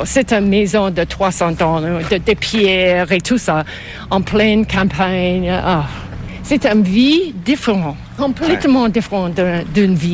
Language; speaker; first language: French; non-native, local second language; English